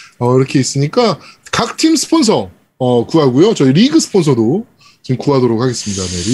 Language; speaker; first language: Korean; native; Korean